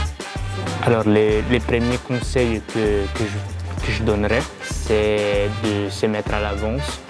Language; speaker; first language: French; non-native, fluent; Italian